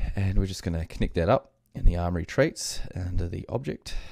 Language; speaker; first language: English; native; English